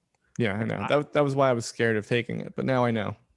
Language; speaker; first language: English; native; English